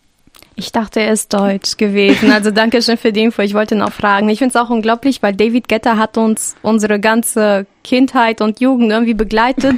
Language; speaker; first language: German; non-native, fluent; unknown